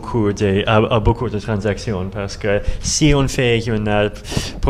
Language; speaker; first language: French; non-native, learner; Russian